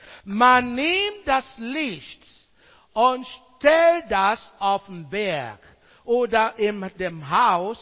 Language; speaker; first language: German; non-native, learner; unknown